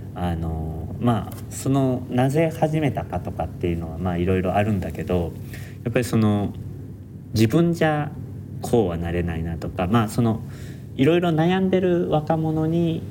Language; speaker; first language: Japanese; native; Japanese